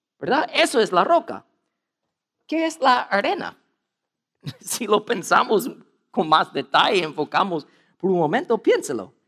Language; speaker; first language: Spanish; non-native, fluent; English